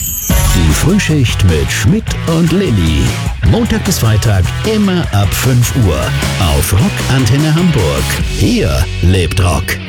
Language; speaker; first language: German; native; German